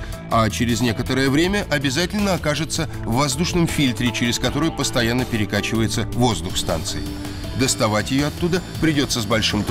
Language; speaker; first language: Russian; native; Russian